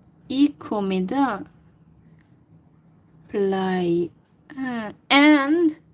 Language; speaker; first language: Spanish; non-native, learner; Hungarian